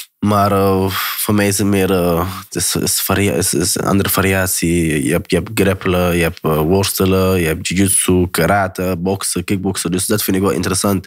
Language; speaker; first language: Dutch; native; Dutch